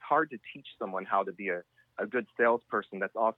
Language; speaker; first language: English; native; English